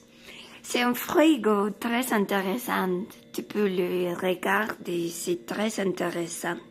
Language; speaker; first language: French; non-native, learner; Spanish